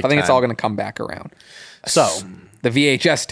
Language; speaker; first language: English; native; English